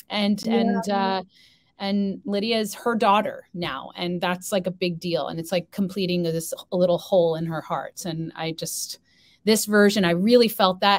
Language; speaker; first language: English; native; English